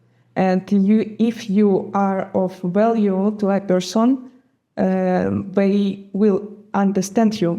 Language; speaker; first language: English; non-native, fluent; Gagauz